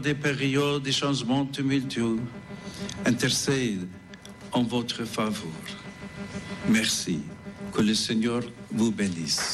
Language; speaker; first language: French; non-native, fluent; English